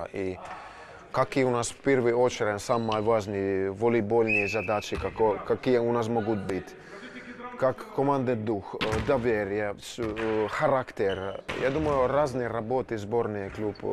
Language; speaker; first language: Russian; non-native, fluent; Finnish